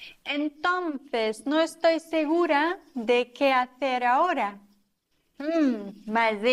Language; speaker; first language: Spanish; non-native, fluent; German